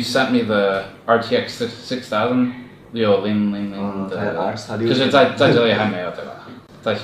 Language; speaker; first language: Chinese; non-native, learner; English